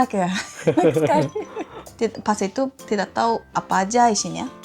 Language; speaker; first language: Indonesian; non-native, fluent; Japanese